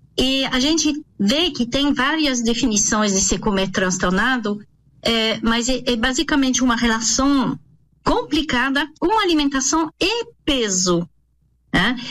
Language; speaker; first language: Portuguese; non-native, fluent; French